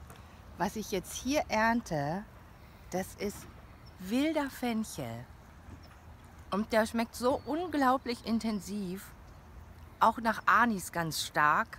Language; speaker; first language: German; native; German